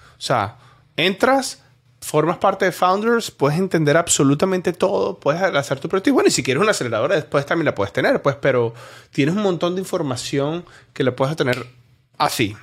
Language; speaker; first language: Spanish; native; Spanish